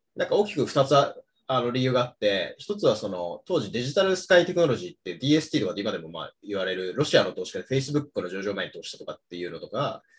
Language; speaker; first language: Japanese; native; Japanese